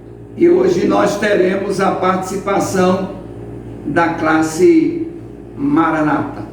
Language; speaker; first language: Portuguese; native; Portuguese